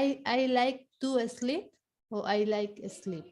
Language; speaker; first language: English; non-native, learner; Spanish